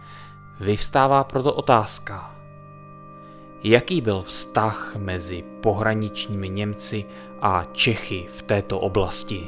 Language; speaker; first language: Czech; native; Czech